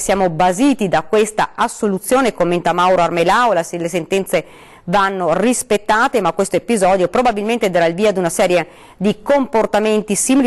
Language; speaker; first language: Italian; native; Italian